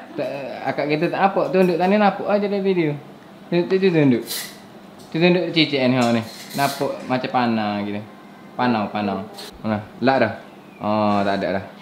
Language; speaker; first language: Malay; native; Malay